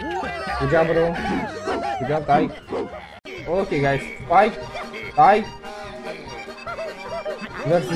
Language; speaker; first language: English; non-native, learner; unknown